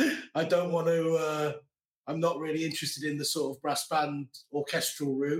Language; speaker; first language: English; native; English